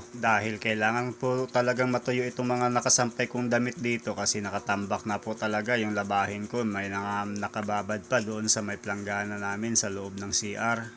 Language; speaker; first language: Filipino; non-native, local second language; Cebuano